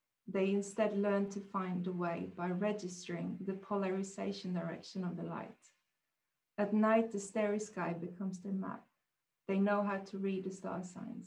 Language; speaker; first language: English; non-native, fluent; Swedish